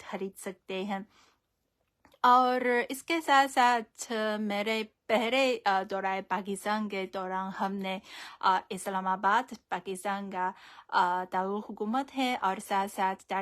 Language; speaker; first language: Urdu; non-native, fluent; Chinese